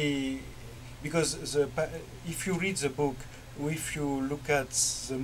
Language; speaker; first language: English; non-native, learner; French